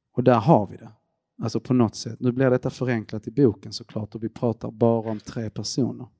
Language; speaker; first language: Swedish; early bilingual, other home language; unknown